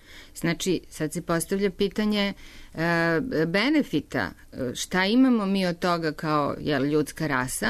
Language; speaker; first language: Serbian; native; Serbian